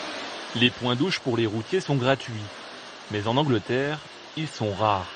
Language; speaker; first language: French; native; French